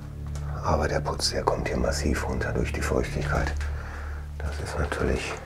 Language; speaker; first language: German; native; German